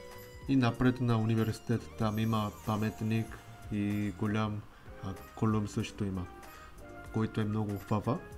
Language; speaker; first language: Bulgarian; non-native, learner; Korean